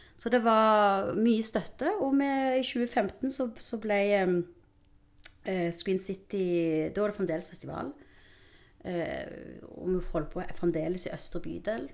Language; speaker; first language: Norwegian; early bilingual, other home language; Spanish